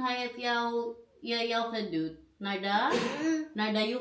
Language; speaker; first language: Dutch; non-native, learner; Filipino